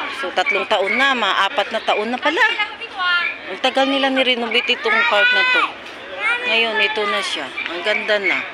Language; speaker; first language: Filipino; non-native, local second language; Cebuano